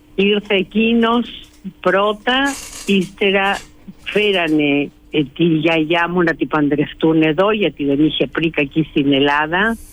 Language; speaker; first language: Greek; early bilingual, heritage; Greek